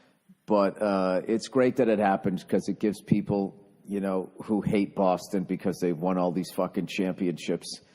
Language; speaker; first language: English; native; English